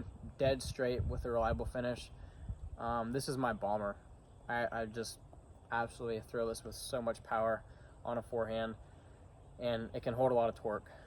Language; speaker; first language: English; native; English